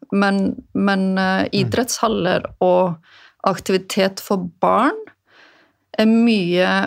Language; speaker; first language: Norwegian; non-native, fluent; Icelandic